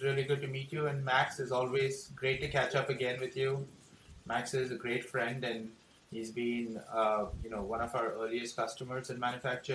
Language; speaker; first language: English; non-native, local second language; Hindi